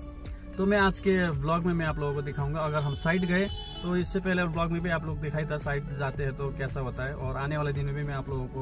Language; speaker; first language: Hindi; non-native, local second language; Nepali